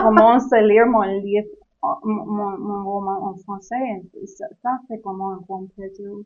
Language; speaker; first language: French; non-native, learner; English